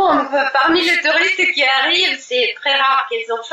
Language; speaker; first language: French; non-native, fluent; Russian